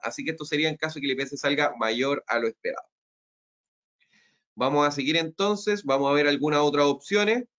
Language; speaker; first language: Spanish; native; Spanish